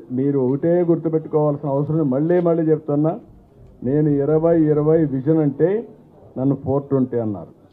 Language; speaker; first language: Telugu; native; Telugu